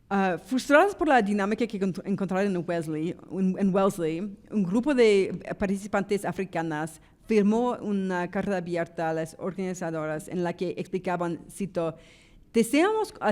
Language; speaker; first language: Spanish; non-native, fluent; English